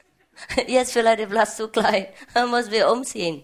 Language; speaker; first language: German; non-native, fluent; Vietnamese